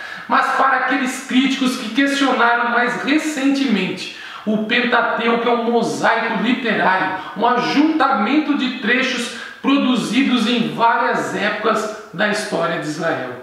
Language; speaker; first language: Portuguese; native; Portuguese